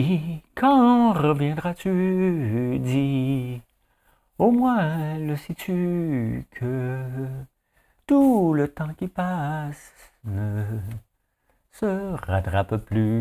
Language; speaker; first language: French; native; French